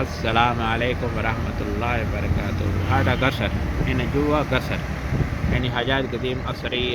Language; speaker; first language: Arabic; non-native, learner; Urdu